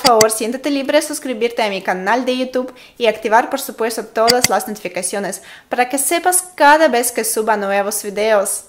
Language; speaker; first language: Spanish; non-native, fluent; Russian